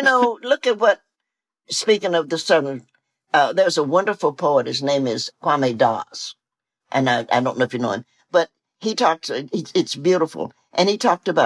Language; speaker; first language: English; native; English